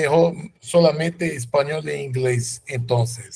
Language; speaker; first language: Spanish; non-native, learner; Portuguese